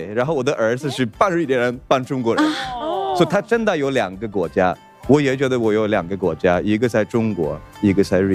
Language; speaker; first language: Chinese; non-native, fluent; Swedish